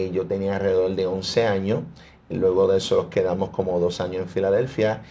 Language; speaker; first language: Spanish; early bilingual, heritage; Spanish